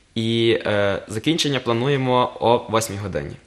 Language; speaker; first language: Ukrainian; native; Ukrainian